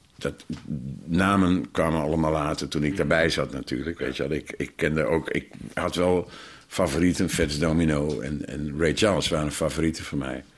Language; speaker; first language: Dutch; native; Dutch